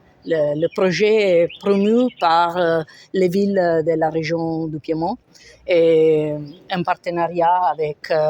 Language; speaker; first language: French; non-native, fluent; Italian